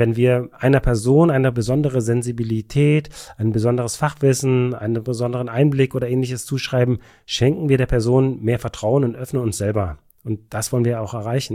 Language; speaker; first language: German; native; German